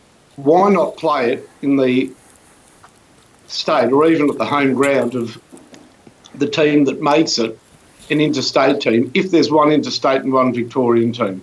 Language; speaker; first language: English; native; English